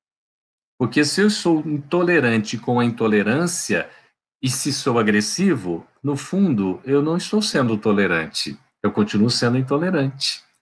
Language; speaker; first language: Portuguese; native; Portuguese